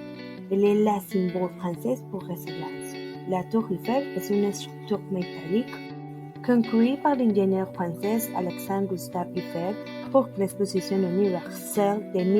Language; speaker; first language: French; non-native, learner; Spanish